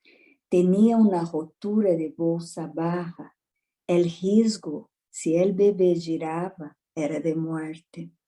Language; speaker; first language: Spanish; non-native, fluent; Portuguese